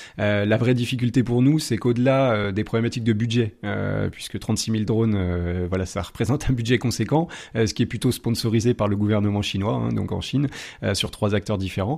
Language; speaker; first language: French; native; French